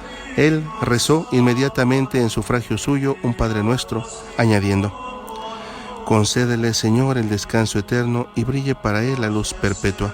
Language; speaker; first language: Spanish; native; Spanish